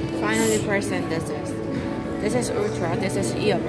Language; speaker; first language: English; non-native, learner; Korean